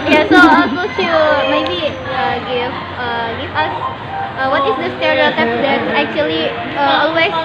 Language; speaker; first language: English; non-native, learner; Indonesian